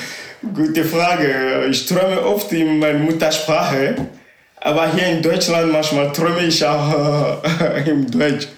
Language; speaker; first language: German; non-native, learner; Ewe